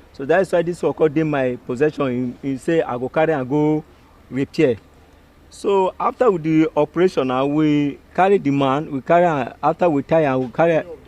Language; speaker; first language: Nigerian Pidgin; non-native, local second language; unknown